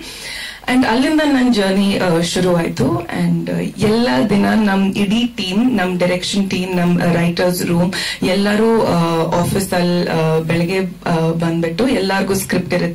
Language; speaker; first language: Kannada; non-native, fluent; Malayalam